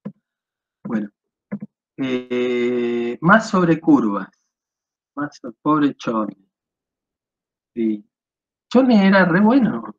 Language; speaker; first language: Spanish; native; Spanish